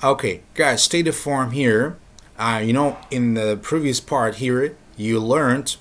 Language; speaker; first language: English; non-native, fluent; Turkish